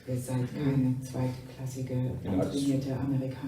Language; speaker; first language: German; native; German